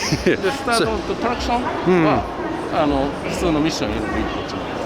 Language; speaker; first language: Japanese; native; Japanese